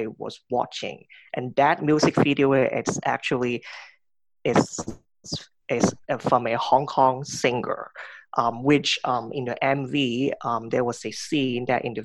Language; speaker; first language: English; non-native, local second language; Cantonese